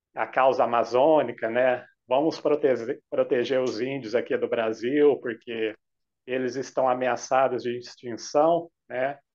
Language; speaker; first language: Portuguese; native; Portuguese